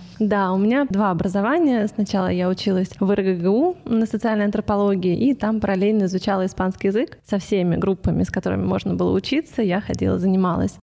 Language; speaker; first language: Russian; native; Russian